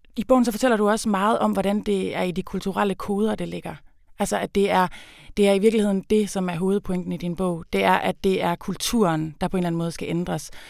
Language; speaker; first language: Danish; native; Danish